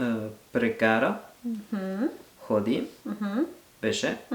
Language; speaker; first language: Bulgarian; non-native, learner; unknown